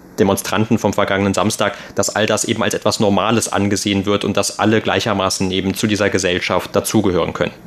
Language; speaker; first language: German; native; German